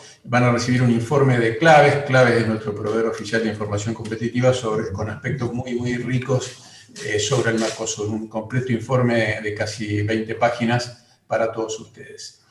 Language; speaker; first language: Spanish; native; Spanish